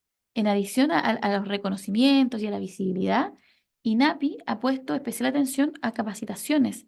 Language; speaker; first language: Spanish; native; Spanish